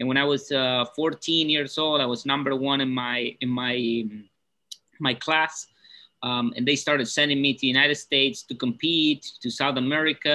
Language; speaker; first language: English; non-native, fluent; Spanish